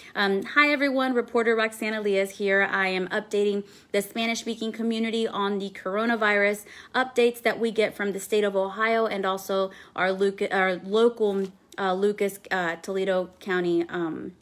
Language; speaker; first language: English; early bilingual, other home language; Spanish